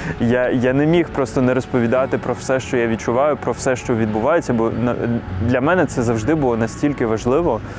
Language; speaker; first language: Ukrainian; non-native, fluent; French